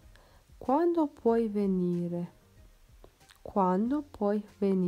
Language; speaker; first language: Italian; non-native, fluent; Romanian